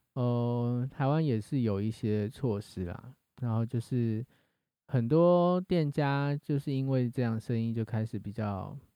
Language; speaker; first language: Chinese; native; Chinese